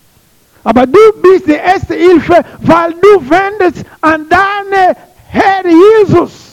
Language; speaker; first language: German; non-native, learner; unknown